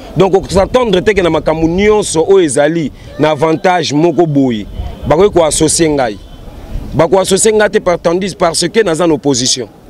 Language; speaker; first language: Lingala; native; Lingala